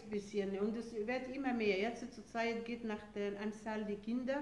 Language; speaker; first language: German; non-native, fluent; Arabic